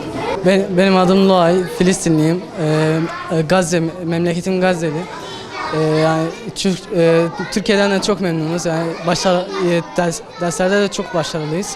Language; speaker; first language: Turkish; early bilingual, other home language; Arabic